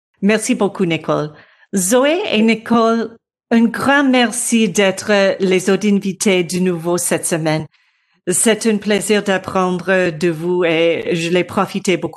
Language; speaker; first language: French; non-native, learner; English